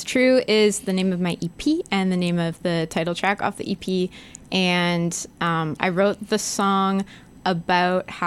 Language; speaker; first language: English; native; English